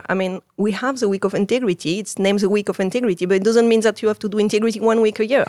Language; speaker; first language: English; non-native, fluent; French